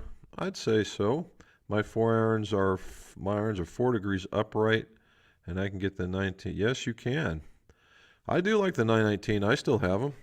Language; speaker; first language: English; native; English